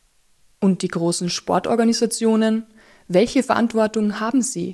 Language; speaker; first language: German; native; German